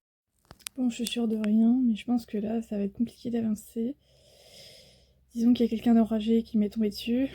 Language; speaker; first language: French; native; French